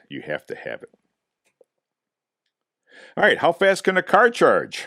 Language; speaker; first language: English; native; English